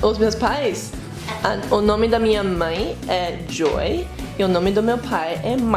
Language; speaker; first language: Portuguese; non-native, fluent; English